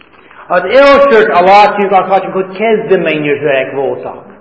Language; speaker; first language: Hungarian; non-native, fluent; English